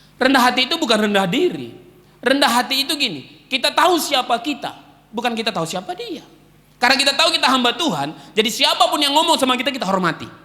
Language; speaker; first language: Indonesian; native; Indonesian